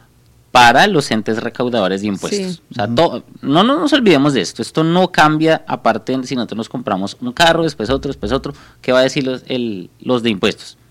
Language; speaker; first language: Spanish; native; Spanish